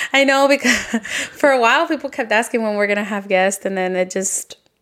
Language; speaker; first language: English; early bilingual, other home language; Spanish